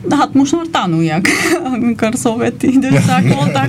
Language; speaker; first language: Hungarian; non-native, fluent; Armenian